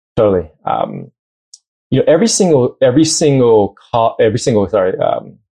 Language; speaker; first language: English; native; English